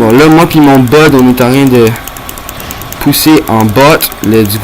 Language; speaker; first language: French; native; French